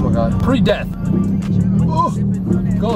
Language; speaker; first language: English; native; English